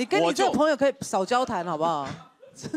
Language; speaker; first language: Chinese; native; Chinese